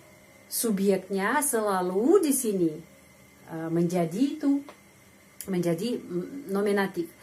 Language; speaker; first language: Indonesian; non-native, fluent; Russian